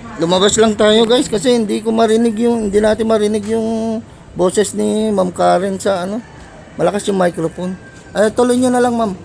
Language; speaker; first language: Filipino; native; Filipino